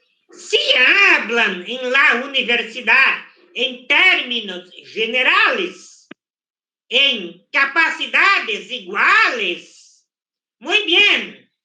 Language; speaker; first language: Spanish; non-native, fluent; Portuguese